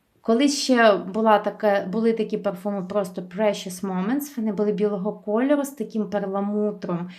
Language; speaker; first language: Ukrainian; native; Ukrainian